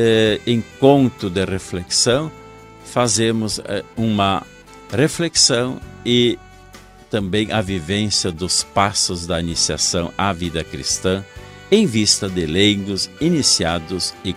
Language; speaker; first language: Portuguese; native; Portuguese